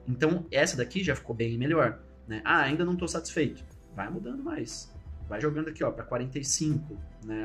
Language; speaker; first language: Portuguese; native; Portuguese